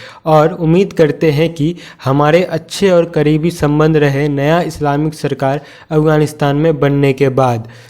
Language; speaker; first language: Hindi; native; Hindi